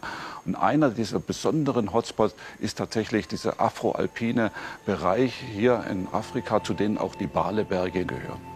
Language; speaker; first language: German; native; German